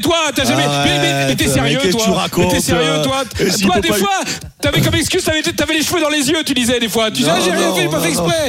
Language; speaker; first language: French; native; French